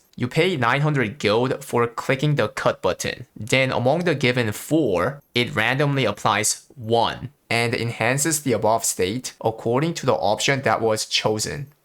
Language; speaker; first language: English; non-native, fluent; Korean